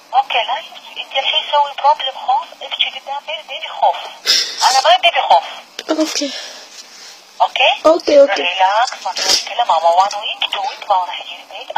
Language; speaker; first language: Arabic; non-native, learner; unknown